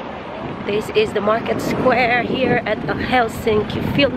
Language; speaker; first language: English; non-native, local second language; Filipino